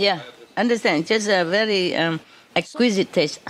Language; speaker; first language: English; non-native, fluent; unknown